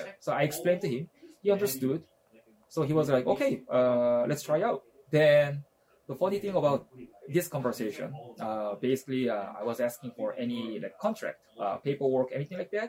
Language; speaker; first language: English; non-native, fluent; Japanese